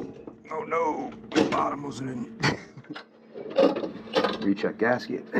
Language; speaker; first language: English; native; English